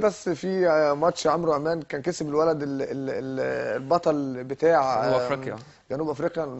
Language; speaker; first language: Arabic; native; Arabic